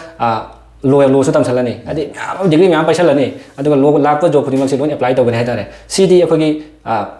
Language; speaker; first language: Manipuri; native; Manipuri